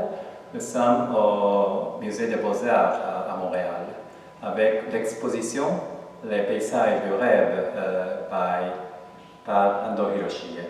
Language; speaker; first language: French; non-native, fluent; Japanese